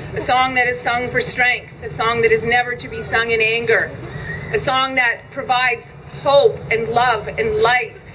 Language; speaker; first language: English; native; English